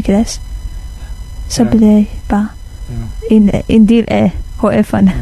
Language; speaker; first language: Danish; non-native, fluent; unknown